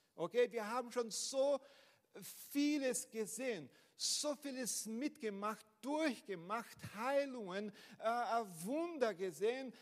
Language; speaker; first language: German; non-native, fluent; Portuguese